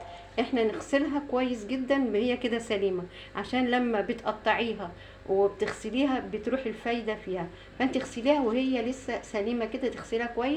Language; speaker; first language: Arabic; native; Arabic